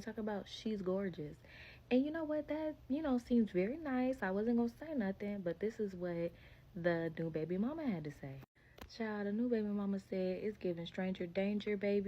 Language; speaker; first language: English; native; English